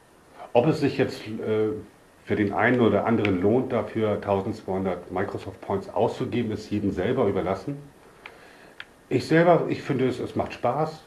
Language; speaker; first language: German; native; German